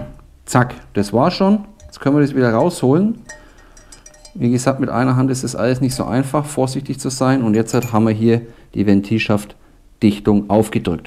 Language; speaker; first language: German; native; German